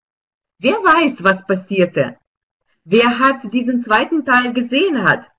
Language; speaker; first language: German; non-native, fluent; Russian